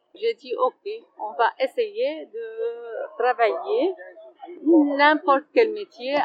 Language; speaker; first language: French; non-native, fluent; Arabic